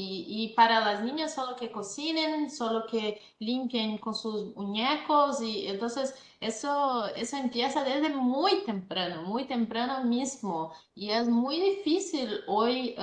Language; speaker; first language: Spanish; non-native, fluent; Portuguese